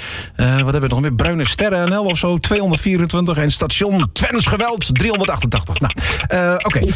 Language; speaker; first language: Dutch; native; Dutch